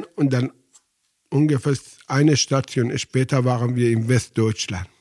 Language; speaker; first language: German; non-native, fluent; Persian